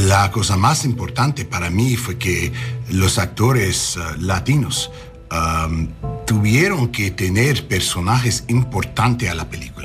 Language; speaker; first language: Spanish; non-native, learner; English